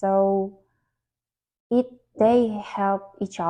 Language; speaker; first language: English; non-native, learner; Korean